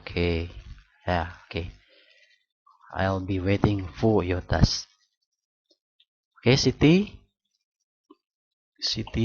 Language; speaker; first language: English; non-native, learner; Indonesian